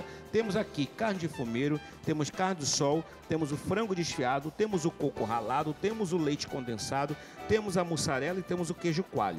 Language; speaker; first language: Portuguese; native; Portuguese